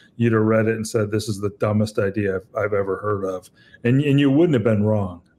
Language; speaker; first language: English; native; English